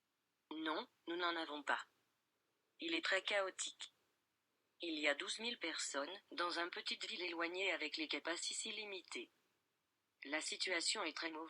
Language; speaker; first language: French; non-native, learner; English